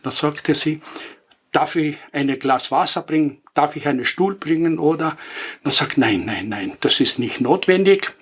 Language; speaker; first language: German; non-native, fluent; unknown